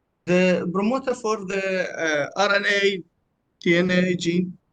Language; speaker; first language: English; non-native, learner; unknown